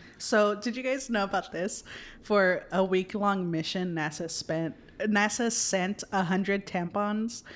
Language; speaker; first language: English; native; English